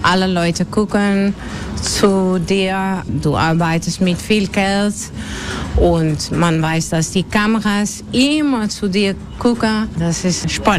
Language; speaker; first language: German; non-native, learner; Dutch